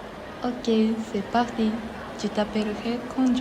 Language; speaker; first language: French; non-native, learner; Japanese